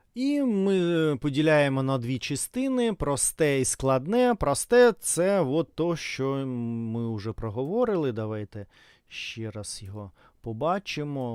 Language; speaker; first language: Ukrainian; non-native, fluent; Russian